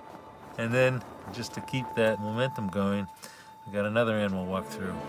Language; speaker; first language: English; native; English